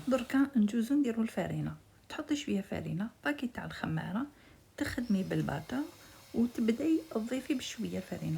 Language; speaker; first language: Arabic; native; Arabic